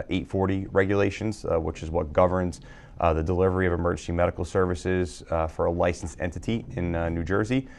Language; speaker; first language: English; native; English